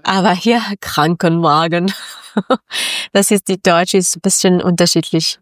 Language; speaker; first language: German; non-native, fluent; Persian